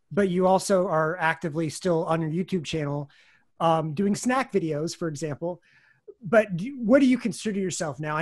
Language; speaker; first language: English; native; English